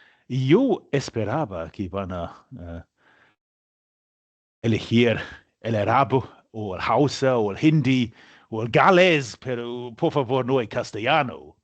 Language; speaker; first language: Spanish; non-native, learner; English